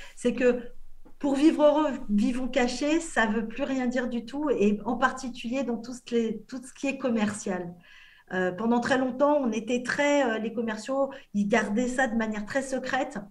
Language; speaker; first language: French; native; French